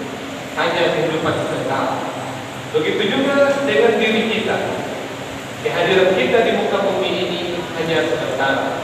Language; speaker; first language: Indonesian; native; Indonesian